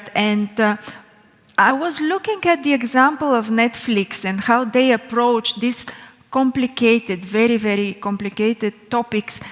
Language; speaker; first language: English; non-native, fluent; Bulgarian